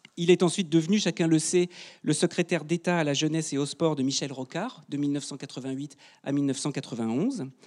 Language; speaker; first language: French; native; French